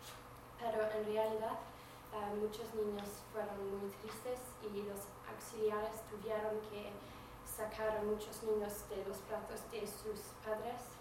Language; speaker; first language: Spanish; non-native, fluent; English